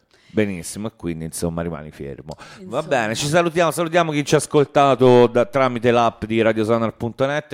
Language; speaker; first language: Italian; native; Italian